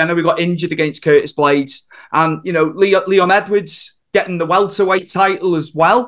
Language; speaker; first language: English; native; English